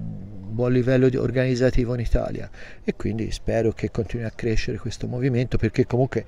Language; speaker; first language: Italian; native; Italian